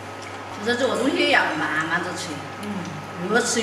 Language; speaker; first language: Chinese; native; Chinese